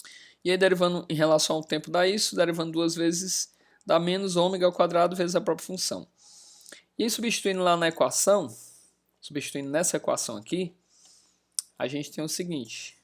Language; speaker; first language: Portuguese; native; Portuguese